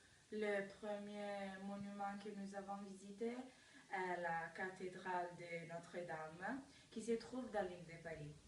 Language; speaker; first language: French; non-native, learner; Italian